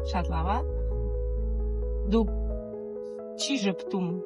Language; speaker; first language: Armenian; non-native, learner; Russian